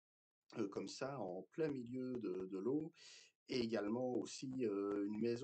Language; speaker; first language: French; native; French